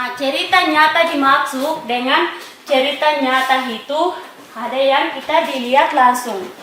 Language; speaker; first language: Indonesian; non-native, local second language; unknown